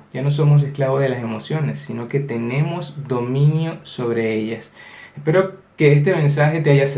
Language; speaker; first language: Spanish; native; Spanish